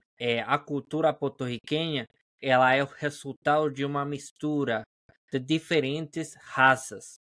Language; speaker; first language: Portuguese; non-native, learner; Spanish